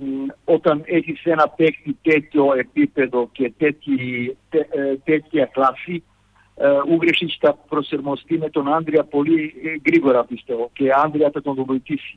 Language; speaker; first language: Greek; non-native, fluent; Serbian